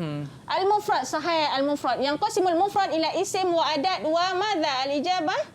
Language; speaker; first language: Arabic; non-native, fluent; Malay